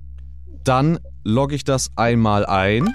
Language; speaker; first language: German; native; German